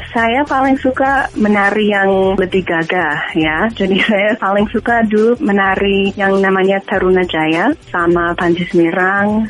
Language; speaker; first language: Indonesian; non-native, fluent; English